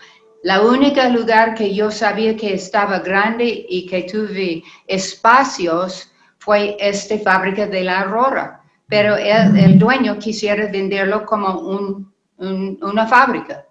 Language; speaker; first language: Spanish; non-native, learner; English